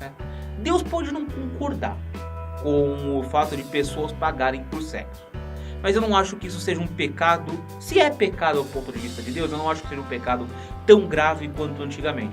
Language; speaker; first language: Portuguese; native; Portuguese